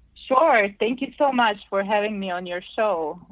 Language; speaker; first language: English; non-native, fluent; Croatian